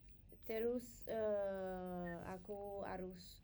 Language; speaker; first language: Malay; non-native, learner; English